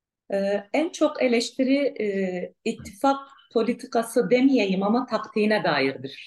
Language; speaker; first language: Turkish; non-native, local second language; Arabic